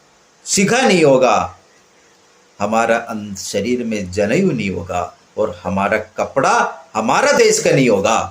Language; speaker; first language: Hindi; non-native, local second language; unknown